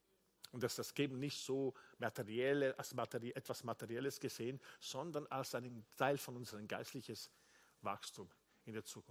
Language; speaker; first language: German; non-native, fluent; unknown